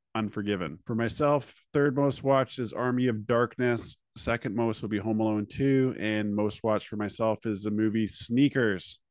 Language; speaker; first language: English; native; English